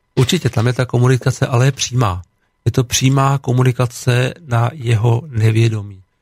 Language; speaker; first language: Czech; native; Czech